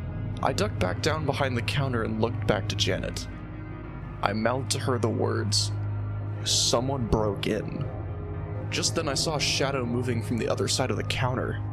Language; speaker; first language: English; native; English